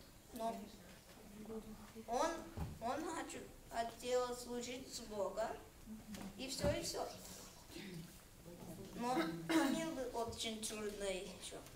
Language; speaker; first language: Russian; early bilingual, heritage; Russian